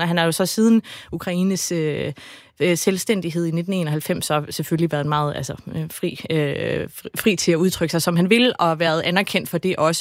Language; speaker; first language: Danish; native; Danish